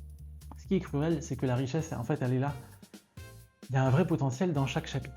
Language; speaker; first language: French; native; French